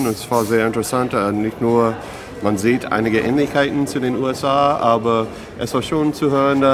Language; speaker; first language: German; non-native, fluent; English